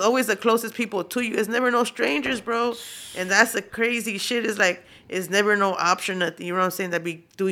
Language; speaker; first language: English; early bilingual, other home language; Spanish